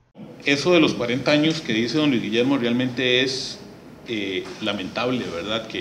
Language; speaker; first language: Spanish; native; Spanish